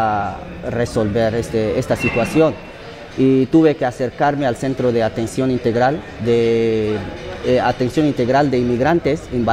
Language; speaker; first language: Spanish; non-native, fluent; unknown